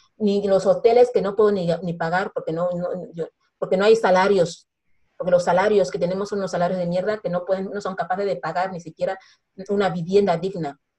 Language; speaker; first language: Spanish; non-native, local second language; Fang